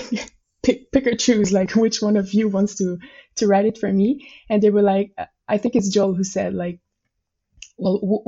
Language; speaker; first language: English; non-native, fluent; French